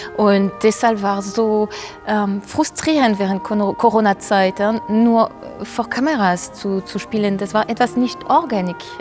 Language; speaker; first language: German; non-native, fluent; French